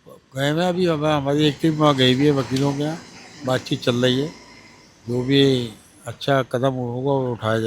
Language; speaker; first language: Hindi; native; Hindi